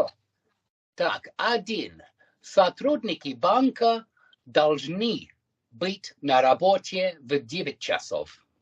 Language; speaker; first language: Russian; non-native, learner; English